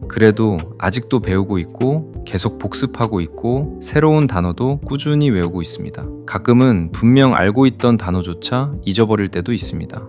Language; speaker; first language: Korean; non-native, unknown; Arabic